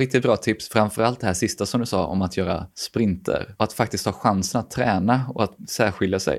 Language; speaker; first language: Swedish; native; Swedish